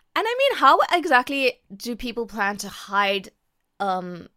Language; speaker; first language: English; native; English